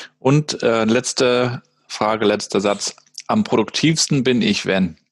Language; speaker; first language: German; native; German